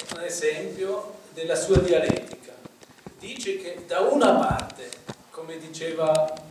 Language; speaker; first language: Italian; non-native, fluent; German